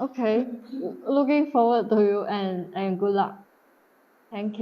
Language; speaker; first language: English; non-native, learner; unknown